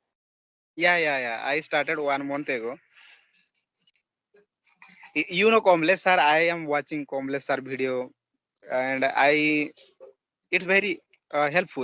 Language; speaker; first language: English; non-native, learner; Odia